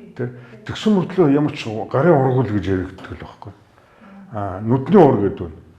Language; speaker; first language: Mongolian; native; Mongolian